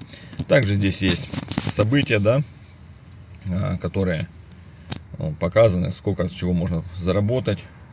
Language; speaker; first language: Russian; native; Russian